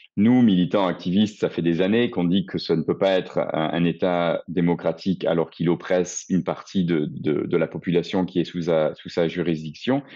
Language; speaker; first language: French; native; French